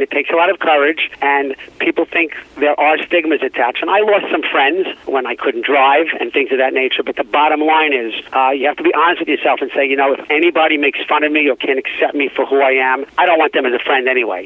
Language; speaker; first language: English; native; English